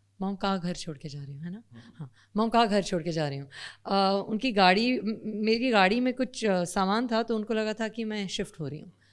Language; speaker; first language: Hindi; native; Hindi